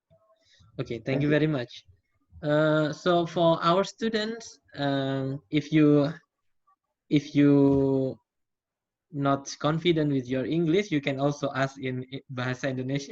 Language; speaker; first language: English; non-native, fluent; Indonesian